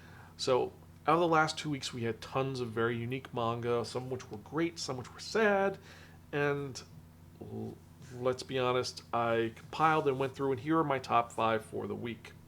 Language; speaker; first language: English; native; English